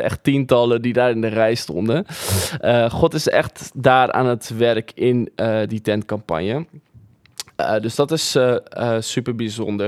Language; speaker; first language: Dutch; native; Dutch